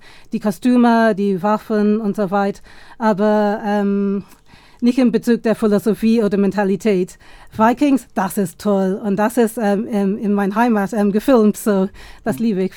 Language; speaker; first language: German; non-native, fluent; English